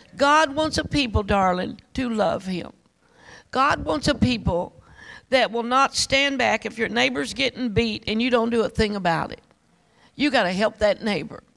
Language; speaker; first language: English; native; English